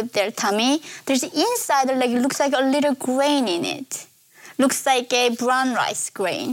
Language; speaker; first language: English; non-native, fluent; Korean